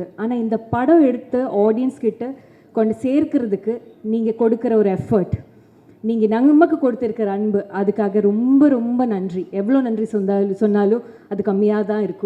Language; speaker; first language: Tamil; non-native, fluent; Malayalam